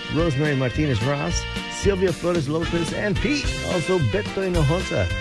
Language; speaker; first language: English; early bilingual, other home language; Spanish